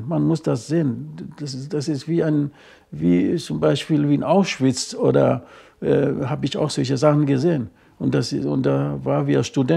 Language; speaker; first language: German; non-native, fluent; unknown